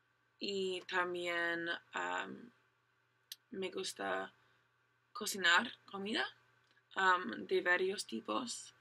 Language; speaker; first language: Spanish; non-native, learner; English